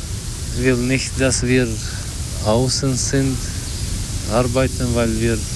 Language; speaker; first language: German; non-native, learner; Albanian